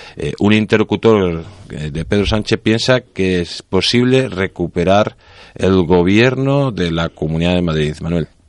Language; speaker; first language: Spanish; native; Spanish